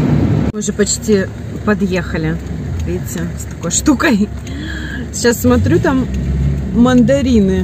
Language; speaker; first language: Russian; native; Russian